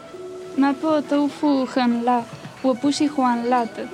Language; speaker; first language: Chinese; non-native, learner; Spanish